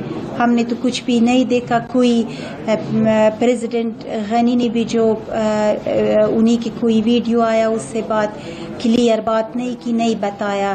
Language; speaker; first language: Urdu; non-native, fluent; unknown